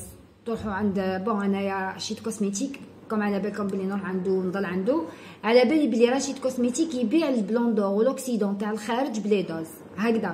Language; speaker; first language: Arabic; native; Arabic